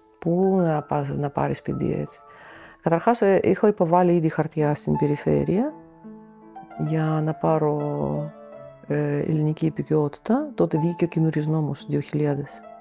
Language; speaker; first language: Greek; non-native, fluent; Russian